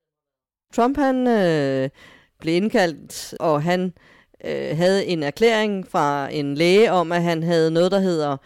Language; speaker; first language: Danish; native; Danish